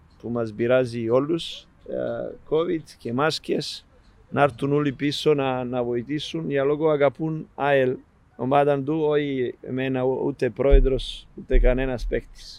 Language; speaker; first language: Greek; non-native, learner; Serbian